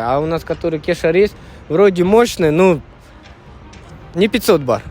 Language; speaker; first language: Russian; native; Russian